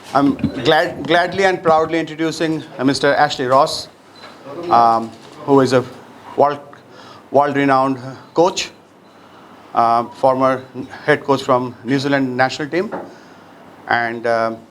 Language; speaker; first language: English; non-native, local second language; Bangla